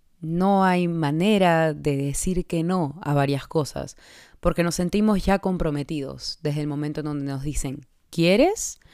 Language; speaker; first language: Spanish; native; Spanish